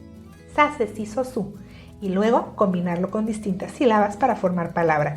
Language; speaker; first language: Spanish; native; Spanish